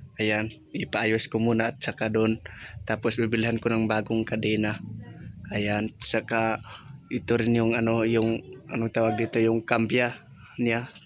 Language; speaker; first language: Filipino; non-native, local second language; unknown